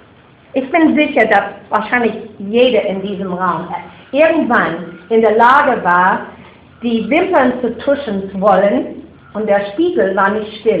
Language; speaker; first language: German; non-native, fluent; English